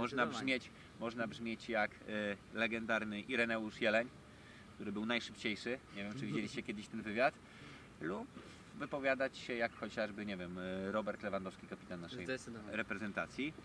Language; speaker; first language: Polish; native; Polish